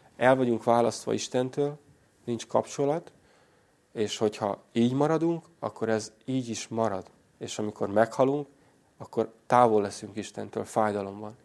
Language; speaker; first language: Hungarian; native; Hungarian